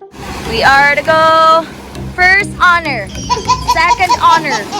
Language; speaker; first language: English; non-native, local second language; Cebuano